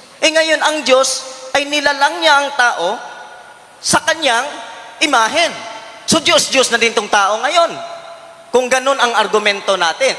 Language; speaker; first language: Filipino; non-native, local second language; Cebuano